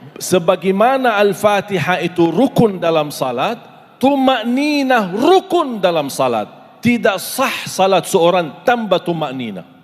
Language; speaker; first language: Malay; non-native, fluent; Arabic